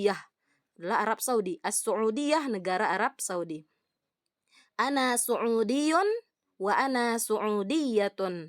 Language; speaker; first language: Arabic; non-native, fluent; Indonesian